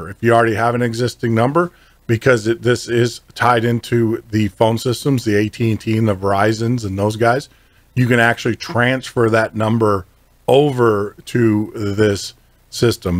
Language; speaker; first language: English; native; English